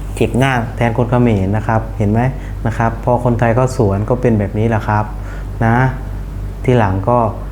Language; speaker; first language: Thai; non-native, fluent; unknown